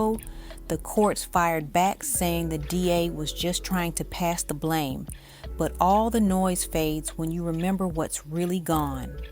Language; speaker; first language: English; native; English